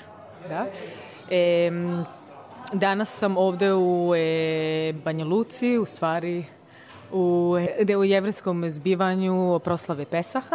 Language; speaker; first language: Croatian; early bilingual, other home language; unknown